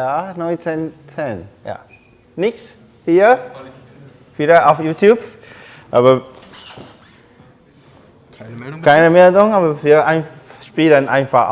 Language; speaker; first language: German; non-native, learner; Chinese